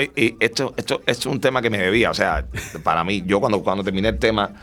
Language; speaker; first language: Spanish; native; Spanish